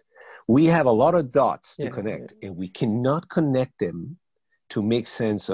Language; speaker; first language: English; non-native, fluent; Spanish